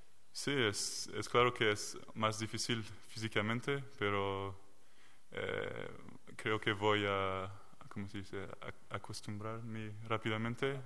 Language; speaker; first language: Spanish; non-native, learner; French